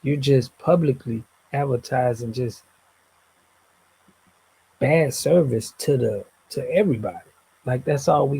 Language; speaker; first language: English; native; English